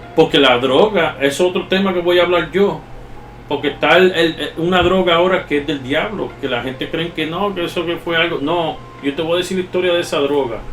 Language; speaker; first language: Spanish; early bilingual, heritage; Spanish